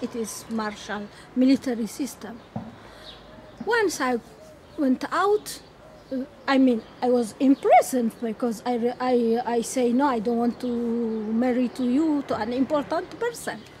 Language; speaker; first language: English; non-native, fluent; Tigrinya